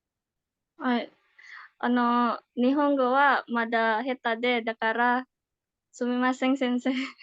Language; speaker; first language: Japanese; non-native, learner; Indonesian